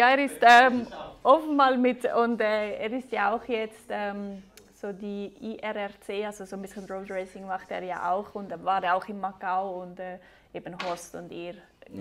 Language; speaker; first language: German; native; German